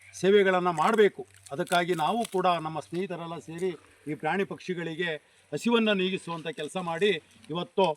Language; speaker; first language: Kannada; native; Kannada